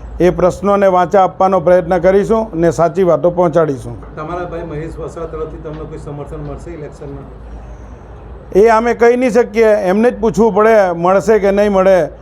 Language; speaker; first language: Gujarati; non-native, local second language; Vasavi